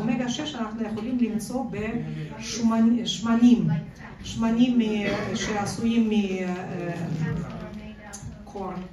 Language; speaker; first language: Hebrew; non-native, fluent; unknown